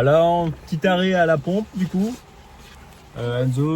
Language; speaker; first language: French; native; French